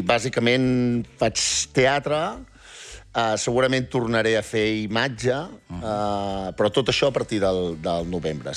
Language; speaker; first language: Catalan; native; Catalan